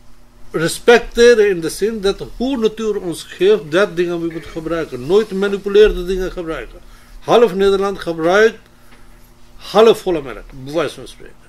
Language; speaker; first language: Dutch; non-native, fluent; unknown